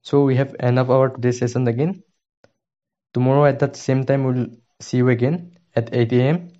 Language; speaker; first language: English; non-native, local second language; Assamese